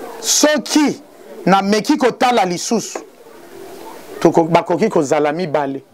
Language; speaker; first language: Lingala; non-native, local second language; Kituba (Democratic Republic of Congo)